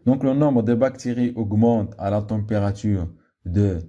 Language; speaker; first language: French; non-native, local second language; Arabic